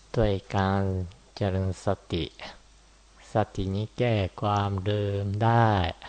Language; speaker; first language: Thai; non-native, fluent; Japanese